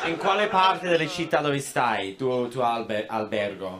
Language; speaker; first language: Italian; non-native, learner; English